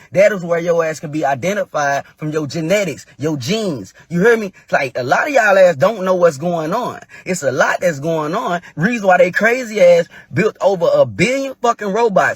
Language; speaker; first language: English; native; English